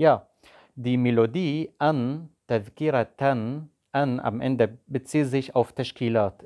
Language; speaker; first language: German; non-native, fluent; Arabic